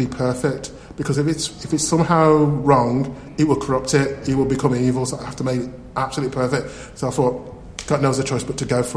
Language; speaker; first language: English; native; English